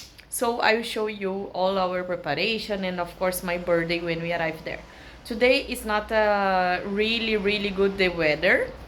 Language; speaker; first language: English; non-native, learner; Portuguese